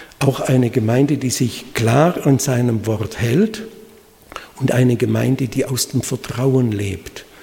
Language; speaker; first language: German; native; German